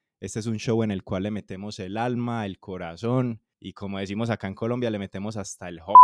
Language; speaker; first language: Spanish; native; Spanish